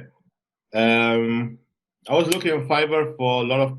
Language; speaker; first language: English; non-native, fluent; German